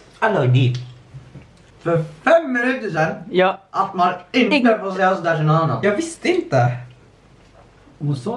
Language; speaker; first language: Swedish; early bilingual, other home language; Thai